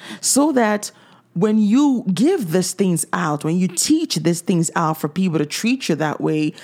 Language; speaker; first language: English; native; English